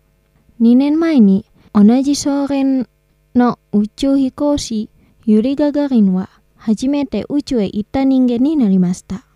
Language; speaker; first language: Japanese; non-native, fluent; Indonesian